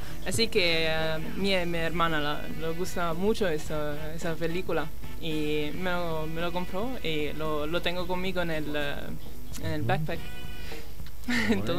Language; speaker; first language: Spanish; non-native, learner; Italian